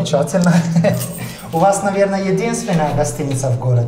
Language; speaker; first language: Russian; non-native, learner; Italian